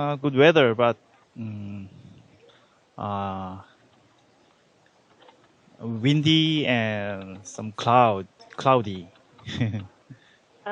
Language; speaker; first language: English; non-native, learner; Korean